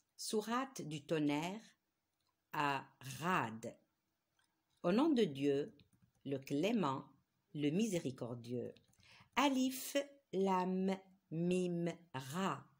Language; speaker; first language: French; non-native, local second language; Arabic